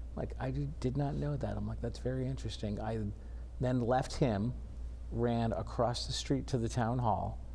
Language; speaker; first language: English; native; English